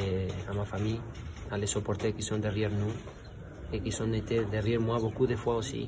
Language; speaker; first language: French; non-native, fluent; Spanish